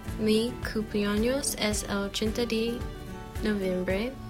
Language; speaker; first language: Spanish; non-native, learner; English